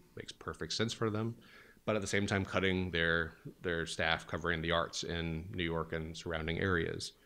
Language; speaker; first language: English; native; English